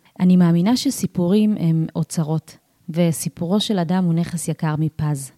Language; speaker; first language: Hebrew; early bilingual, other home language; Amharic